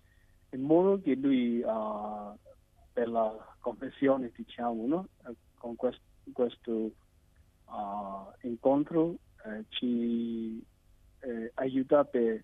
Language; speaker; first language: Italian; non-native, learner; Burmese